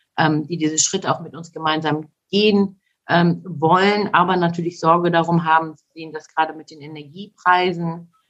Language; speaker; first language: German; early bilingual, other home language; Turkish